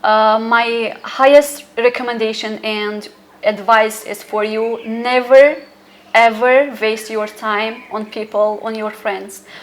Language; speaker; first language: English; non-native, fluent; Tajik